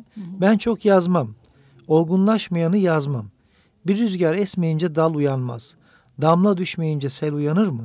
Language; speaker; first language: Turkish; native; Turkish